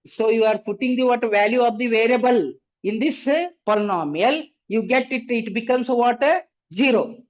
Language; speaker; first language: English; non-native, local second language; Kannada